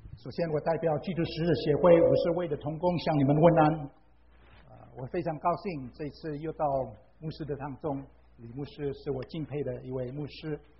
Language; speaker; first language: Chinese; non-native, fluent; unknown